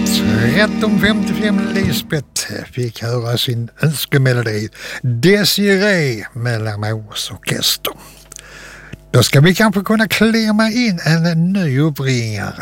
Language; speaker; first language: Swedish; native; Swedish